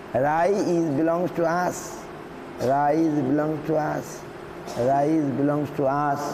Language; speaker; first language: English; non-native, local second language; Bangla